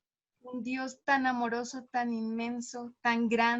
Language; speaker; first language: Spanish; native; Spanish